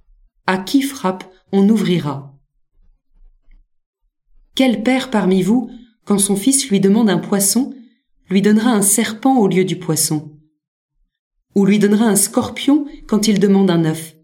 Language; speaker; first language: French; native; French